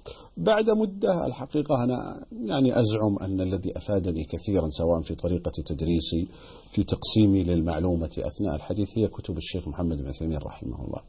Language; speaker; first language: Arabic; native; Arabic